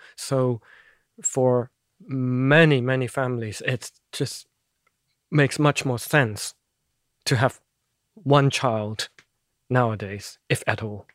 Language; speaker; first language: English; non-native, local second language; Cantonese